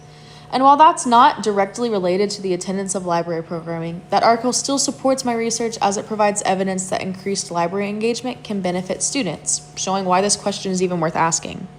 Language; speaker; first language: English; native; English